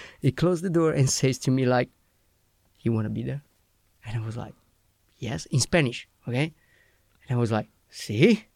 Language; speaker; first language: English; non-native, fluent; Italian